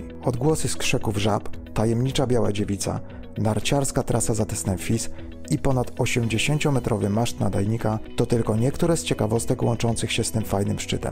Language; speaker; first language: Polish; native; Polish